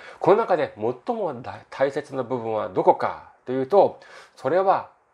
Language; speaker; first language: Japanese; non-native, fluent; Korean